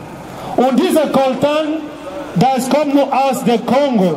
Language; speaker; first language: German; non-native, learner; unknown